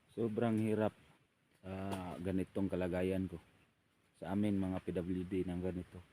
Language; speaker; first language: Filipino; non-native, local second language; Cebuano